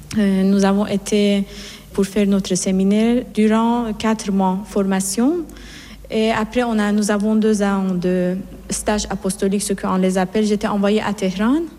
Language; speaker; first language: French; non-native, fluent; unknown